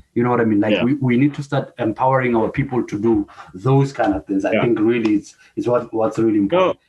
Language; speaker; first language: English; non-native, local second language; Southern Sotho